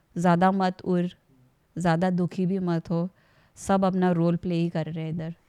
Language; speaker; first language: Hindi; non-native, local second language; Assamese